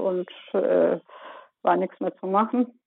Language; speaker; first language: German; early bilingual, other home language; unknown